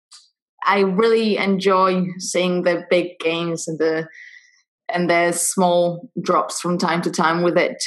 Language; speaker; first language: English; non-native, fluent; Polish